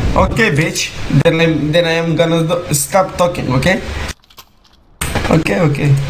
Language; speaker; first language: English; non-native, fluent; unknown